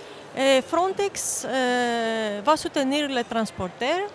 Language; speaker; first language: French; non-native, fluent; Greek